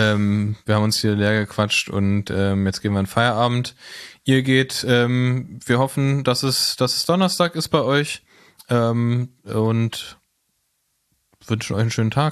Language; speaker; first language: German; native; German